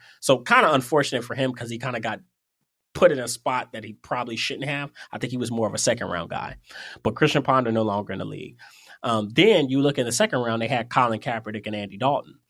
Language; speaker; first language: English; native; English